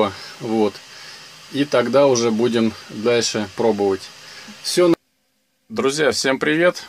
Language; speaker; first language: Russian; native; Russian